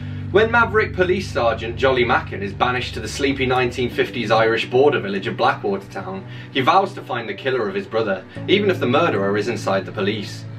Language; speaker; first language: English; native; English